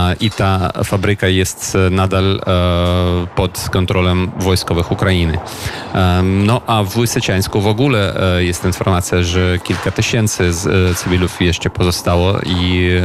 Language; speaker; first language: Polish; non-native, fluent; Ukrainian